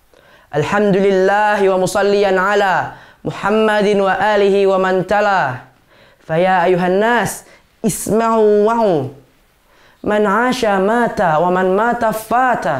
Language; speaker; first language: Arabic; non-native, learner; Indonesian